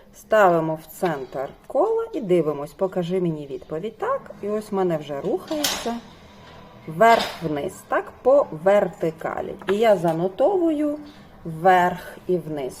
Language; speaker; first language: Ukrainian; non-native, local second language; Russian